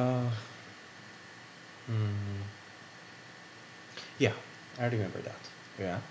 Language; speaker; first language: English; non-native, learner; Korean